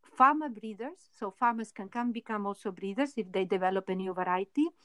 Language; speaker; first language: English; non-native, fluent; Spanish